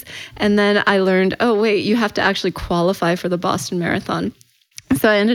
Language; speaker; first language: English; early bilingual, other home language; Chinese